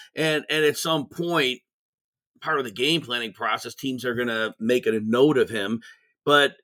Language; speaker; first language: English; native; English